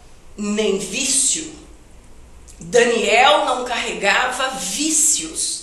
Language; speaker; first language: Portuguese; native; Portuguese